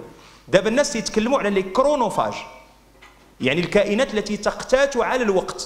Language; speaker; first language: Arabic; native; Arabic